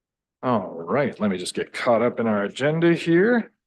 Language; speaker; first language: English; native; English